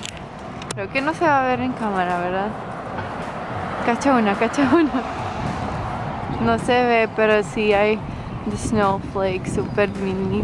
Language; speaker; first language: Spanish; non-native, fluent; Croatian